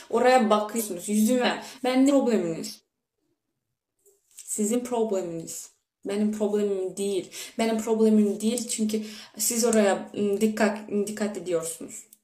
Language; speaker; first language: Turkish; early bilingual, heritage; Turkish